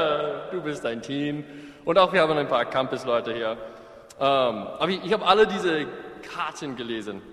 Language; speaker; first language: German; non-native, fluent; English